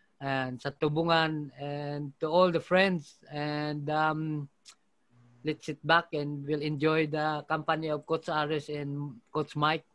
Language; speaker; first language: English; non-native, local second language; Filipino